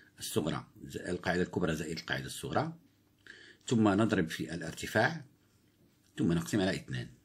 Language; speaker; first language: Arabic; native; Arabic